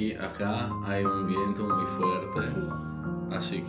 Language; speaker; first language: Spanish; non-native, learner; Italian